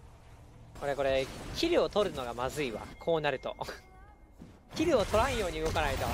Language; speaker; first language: Japanese; native; Japanese